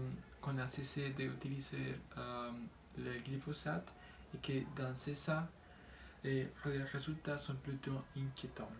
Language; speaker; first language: French; non-native, learner; Spanish